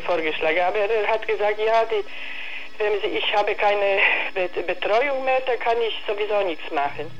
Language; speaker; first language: German; non-native, learner; Polish